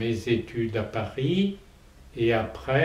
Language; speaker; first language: French; native; French